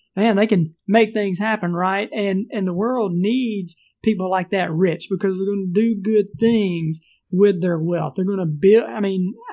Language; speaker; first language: English; native; English